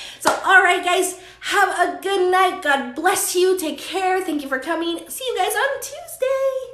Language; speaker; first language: English; early bilingual, other home language; Spanish